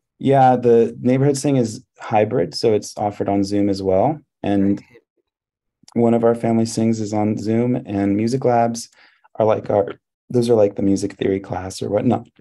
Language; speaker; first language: English; early bilingual, other home language; Hebrew